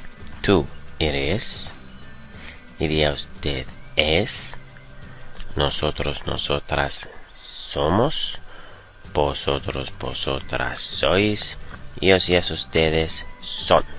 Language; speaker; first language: Spanish; non-native, fluent; Arabic